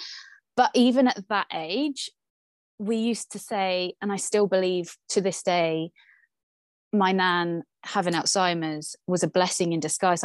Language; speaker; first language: English; native; English